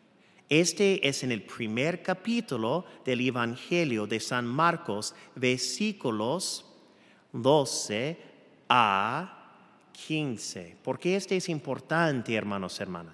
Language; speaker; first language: Spanish; non-native, fluent; English